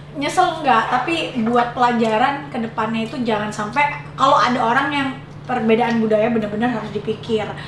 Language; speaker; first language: Indonesian; native; Indonesian